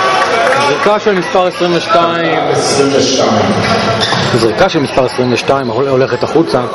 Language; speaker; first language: Hebrew; native; Hebrew